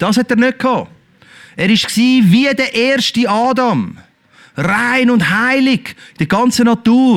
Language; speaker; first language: German; native; German